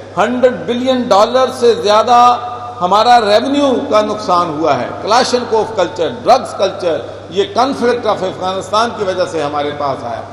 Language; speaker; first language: Urdu; non-native, local second language; Punjabi